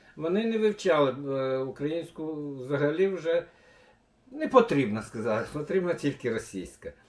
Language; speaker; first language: Ukrainian; non-native, local second language; Bulgarian